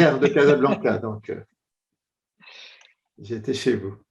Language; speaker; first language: French; native; French